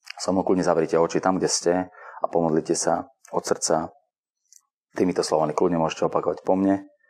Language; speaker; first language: Slovak; native; Slovak